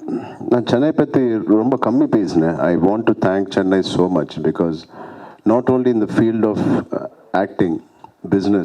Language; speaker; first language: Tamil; non-native, local second language; Telugu